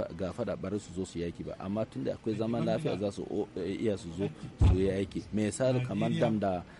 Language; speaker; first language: Hausa; non-native, local second language; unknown